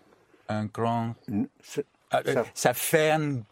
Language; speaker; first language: French; non-native, learner; English